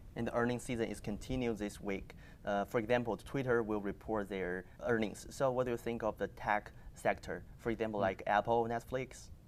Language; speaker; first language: English; non-native, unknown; Chinese